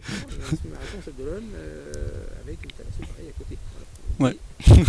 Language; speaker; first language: French; native; French